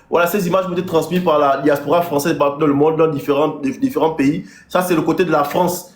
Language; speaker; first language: French; native; French